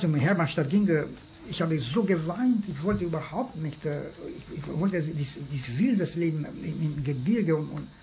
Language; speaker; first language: German; non-native, fluent; Romanian